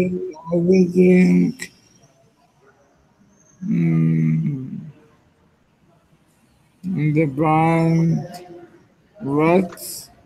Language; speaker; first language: English; non-native, learner; Spanish